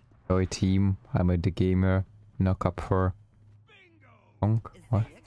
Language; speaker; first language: English; non-native, learner; Russian